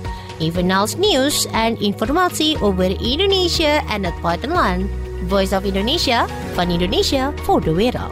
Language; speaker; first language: Dutch; non-native, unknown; Indonesian